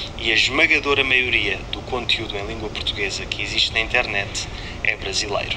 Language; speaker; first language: Portuguese; native; Portuguese